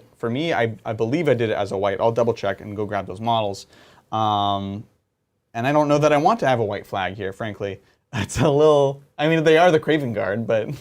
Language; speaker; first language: English; native; English